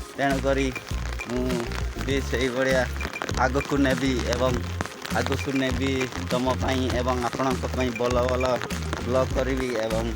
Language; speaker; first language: Odia; non-native, local second language; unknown